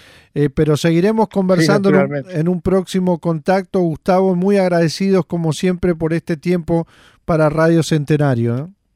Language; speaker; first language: Spanish; native; Spanish